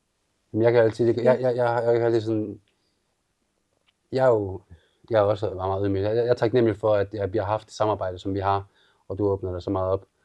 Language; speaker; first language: Danish; native; Danish